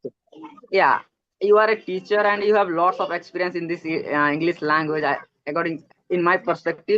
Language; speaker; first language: English; non-native, learner; Odia